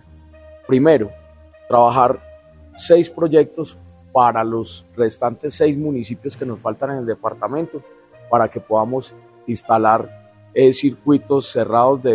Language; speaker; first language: Spanish; native; Spanish